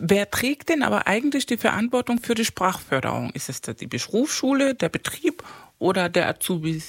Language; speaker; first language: German; non-native, fluent; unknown